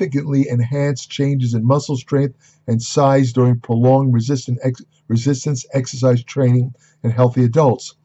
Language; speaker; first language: English; native; English